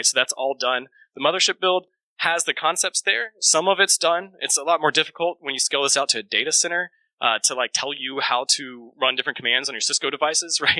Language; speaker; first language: English; native; English